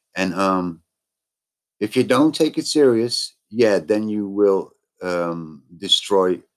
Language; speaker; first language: English; non-native, fluent; Dutch